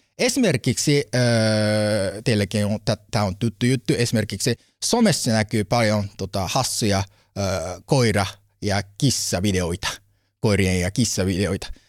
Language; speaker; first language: Finnish; non-native, learner; Japanese